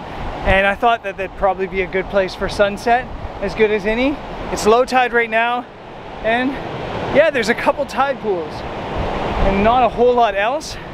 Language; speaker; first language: English; native; English